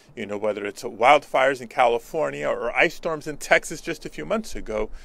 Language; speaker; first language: English; early bilingual, other home language; Spanish